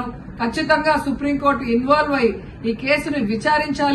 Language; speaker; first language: Telugu; native; Telugu